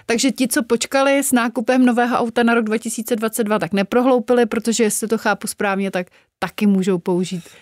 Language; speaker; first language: Czech; native; Czech